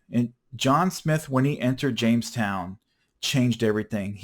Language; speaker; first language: English; native; English